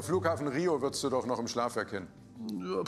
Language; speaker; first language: German; native; German